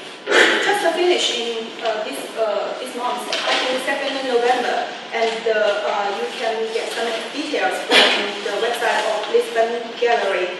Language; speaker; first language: English; non-native, learner; Chinese